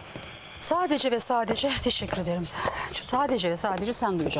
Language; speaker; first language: Turkish; native; Turkish